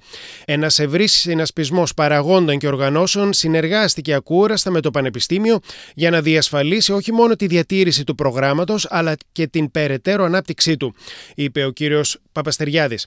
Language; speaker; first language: Greek; native; Greek